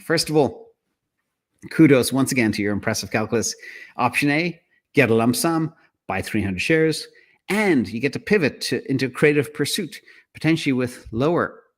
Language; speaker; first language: English; native; English